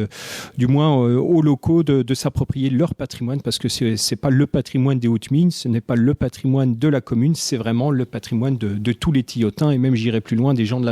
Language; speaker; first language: French; native; French